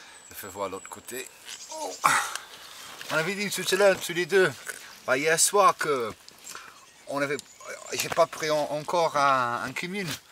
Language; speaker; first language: French; non-native, fluent; English